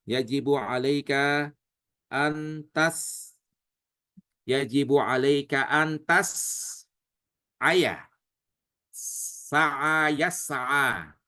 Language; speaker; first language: Arabic; non-native, fluent; Indonesian